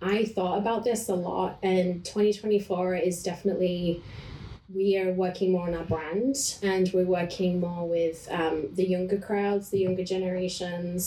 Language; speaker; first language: English; native; English